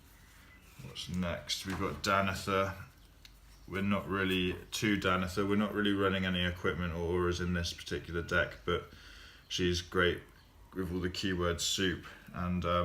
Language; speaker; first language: English; native; English